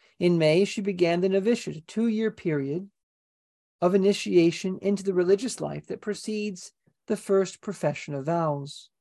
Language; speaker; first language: English; native; English